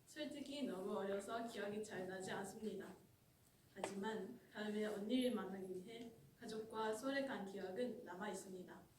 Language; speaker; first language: Korean; non-native, fluent; Japanese